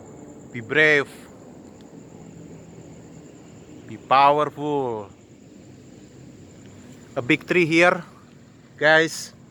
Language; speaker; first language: English; non-native, learner; Indonesian